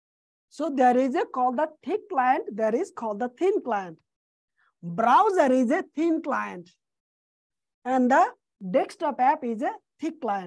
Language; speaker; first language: English; non-native, fluent; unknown